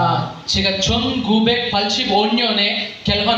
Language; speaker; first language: Korean; non-native, learner; Telugu